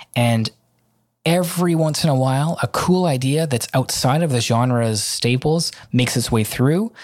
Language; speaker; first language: English; native; English